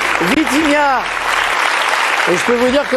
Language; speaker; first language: French; native; French